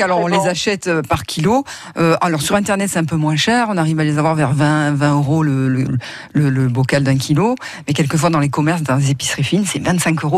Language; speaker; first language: French; native; French